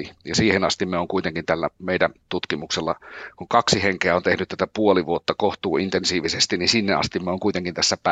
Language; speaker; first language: Finnish; native; Finnish